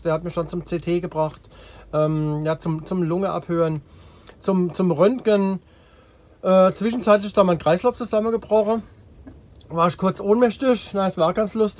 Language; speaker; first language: German; native; German